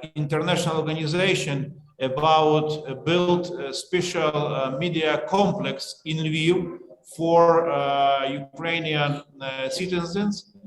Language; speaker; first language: English; non-native, learner; Ukrainian